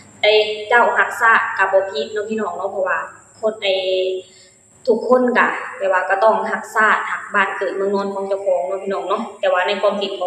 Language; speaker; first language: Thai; non-native, local second language; Northeastern Thai